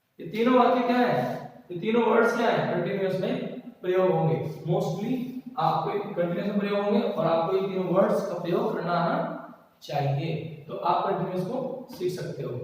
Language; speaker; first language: Hindi; native; Hindi